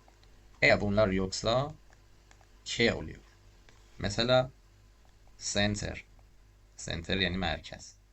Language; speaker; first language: Turkish; non-native, learner; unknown